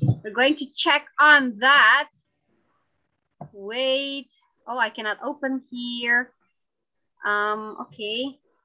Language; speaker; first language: English; non-native, fluent; Indonesian